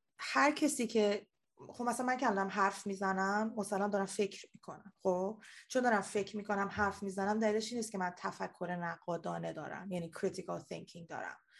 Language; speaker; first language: Persian; native; Persian